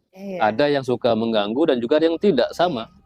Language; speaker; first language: Indonesian; native; Indonesian